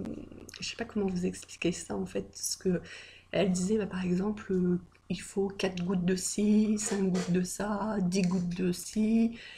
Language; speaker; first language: French; native; French